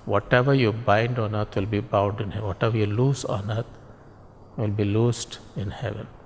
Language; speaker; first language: English; non-native, local second language; Tamil